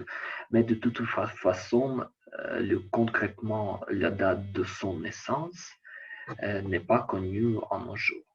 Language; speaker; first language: French; non-native, learner; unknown